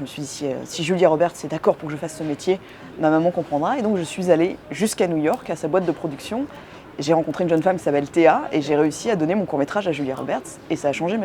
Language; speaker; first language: French; native; French